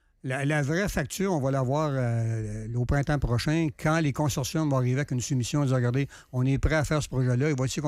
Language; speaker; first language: French; native; French